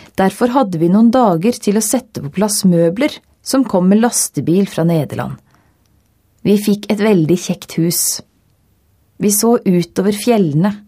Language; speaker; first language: Norwegian; non-native, fluent; Dutch